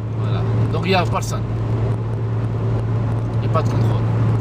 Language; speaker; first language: French; non-native, fluent; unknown